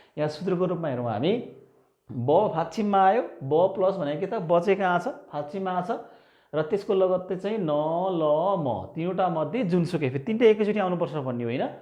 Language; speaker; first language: Nepali; native; Nepali